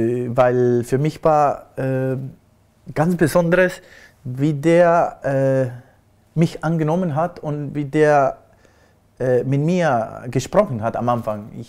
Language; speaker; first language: German; non-native, fluent; Spanish